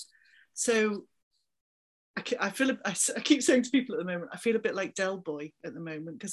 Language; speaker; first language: English; native; English